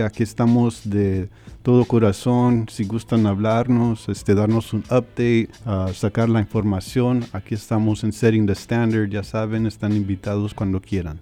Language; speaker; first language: Spanish; early bilingual, heritage; Spanish